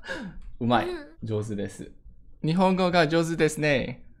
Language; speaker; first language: Japanese; non-native, learner; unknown